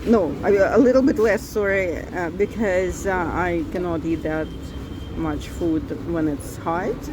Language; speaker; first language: English; non-native, fluent; Ukrainian